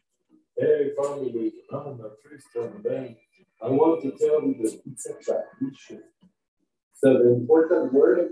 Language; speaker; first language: English; non-native, fluent; Spanish